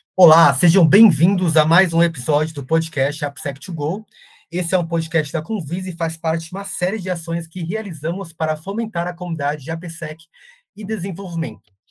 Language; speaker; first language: Portuguese; native; Portuguese